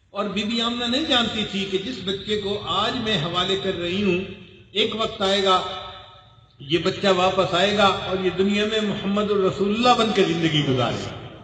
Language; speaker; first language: Urdu; non-native, local second language; Punjabi